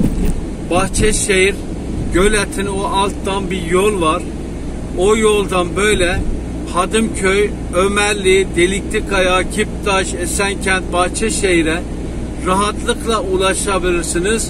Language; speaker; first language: Turkish; native; Turkish